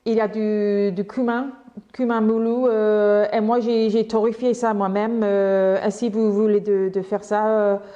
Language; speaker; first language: French; non-native, learner; English